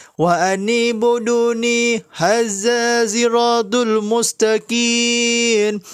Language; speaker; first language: Arabic; non-native, fluent; Malay